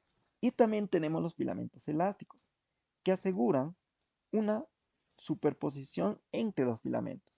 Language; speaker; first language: Spanish; native; Spanish